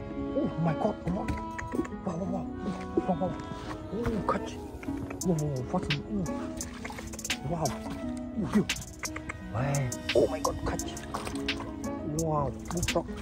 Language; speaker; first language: English; non-native, learner; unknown